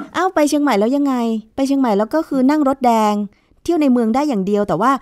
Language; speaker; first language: Thai; native; Thai